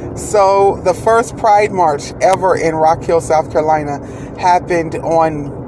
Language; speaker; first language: English; native; English